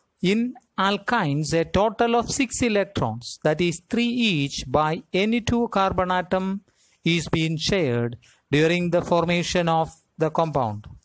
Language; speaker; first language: English; non-native, local second language; Malayalam